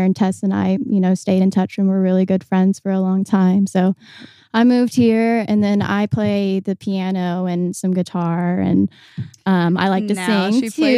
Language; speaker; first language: English; native; English